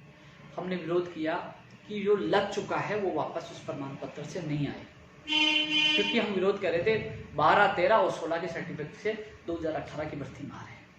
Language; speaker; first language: Hindi; native; Hindi